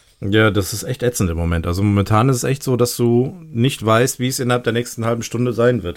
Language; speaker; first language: German; native; German